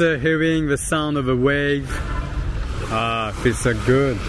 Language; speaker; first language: English; non-native, fluent; French